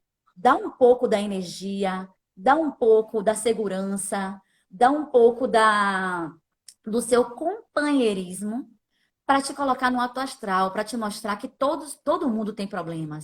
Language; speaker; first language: Portuguese; native; Portuguese